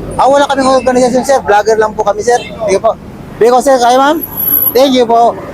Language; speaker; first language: Filipino; native; Filipino